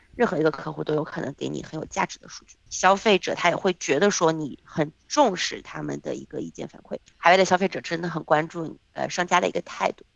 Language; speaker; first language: Chinese; native; Chinese